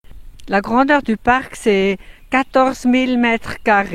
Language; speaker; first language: French; non-native, fluent; German